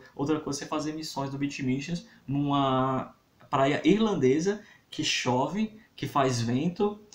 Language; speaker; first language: Portuguese; native; Portuguese